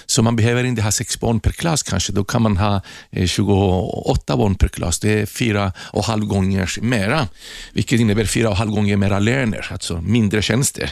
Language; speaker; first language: Swedish; non-native, fluent; Greek